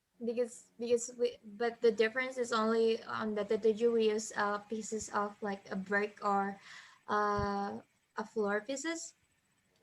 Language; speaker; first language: English; non-native, fluent; Indonesian